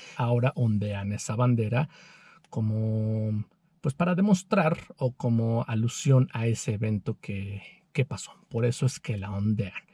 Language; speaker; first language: Spanish; native; Spanish